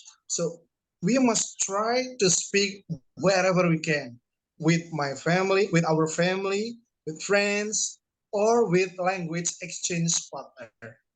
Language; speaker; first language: English; non-native, fluent; Indonesian